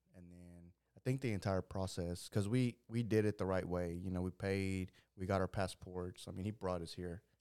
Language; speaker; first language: English; early bilingual, other home language; Spanish